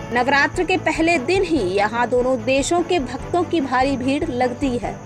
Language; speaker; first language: Hindi; native; Hindi